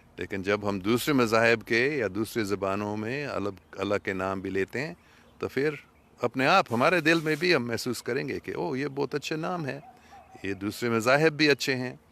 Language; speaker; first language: Urdu; non-native, fluent; English